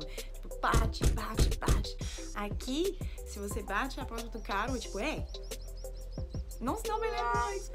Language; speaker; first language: Portuguese; non-native, fluent; French